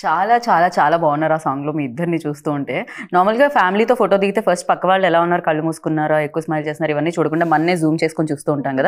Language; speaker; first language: Telugu; native; Telugu